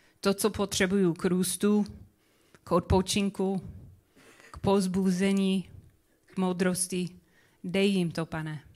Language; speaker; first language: Czech; non-native, learner; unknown